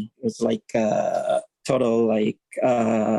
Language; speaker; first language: English; native; English